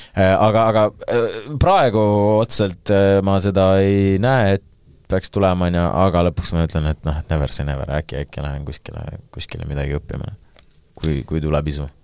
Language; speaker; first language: Estonian; non-native, local second language; Russian